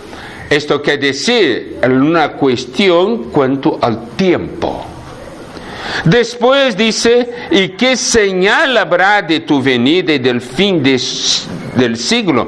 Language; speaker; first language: Spanish; non-native, fluent; Portuguese